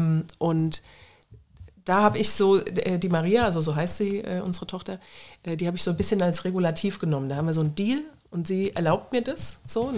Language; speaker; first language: German; native; German